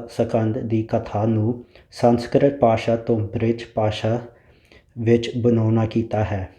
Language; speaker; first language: Punjabi; early bilingual, heritage; Punjabi